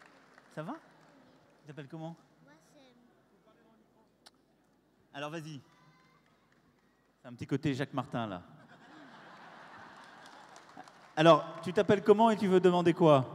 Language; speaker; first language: French; native; French